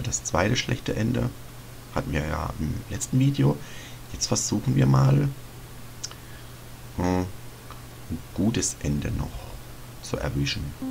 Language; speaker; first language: German; native; German